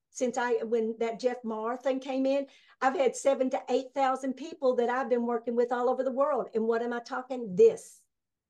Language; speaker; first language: English; native; English